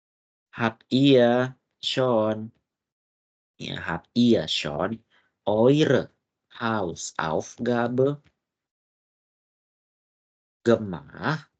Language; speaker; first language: German; non-native, learner; Indonesian